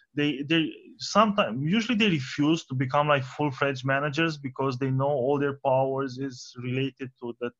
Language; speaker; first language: English; non-native, fluent; Romanian